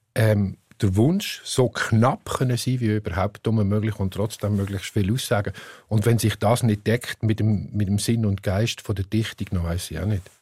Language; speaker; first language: German; native; German